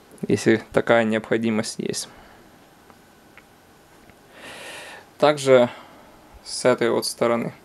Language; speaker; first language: Russian; non-native, local second language; Ukrainian